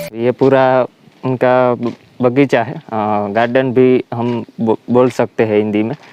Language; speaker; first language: Hindi; non-native, local second language; Gujarati